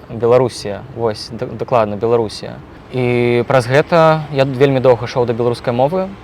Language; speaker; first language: Belarusian; non-native, local second language; Russian